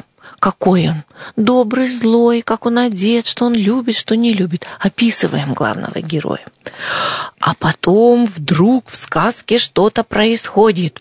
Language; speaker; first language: Russian; native; Russian